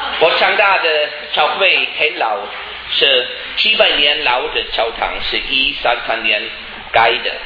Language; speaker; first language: Chinese; non-native, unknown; German